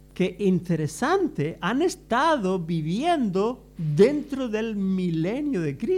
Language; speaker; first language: Spanish; native; Spanish